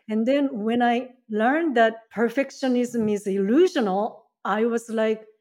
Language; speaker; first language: English; non-native, fluent; Japanese